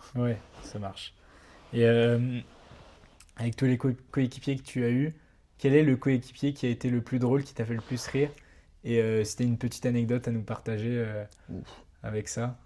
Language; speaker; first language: French; native; French